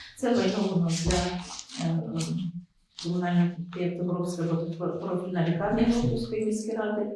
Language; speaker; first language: Ukrainian; native; Ukrainian